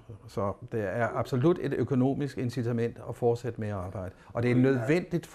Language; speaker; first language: Danish; native; Danish